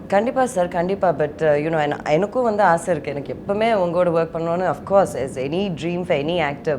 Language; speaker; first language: Tamil; early bilingual, heritage; Tamil